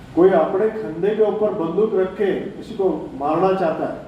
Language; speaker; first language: Hindi; non-native, local second language; Marathi